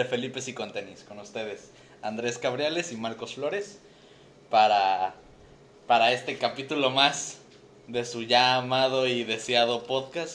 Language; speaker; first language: Spanish; native; Spanish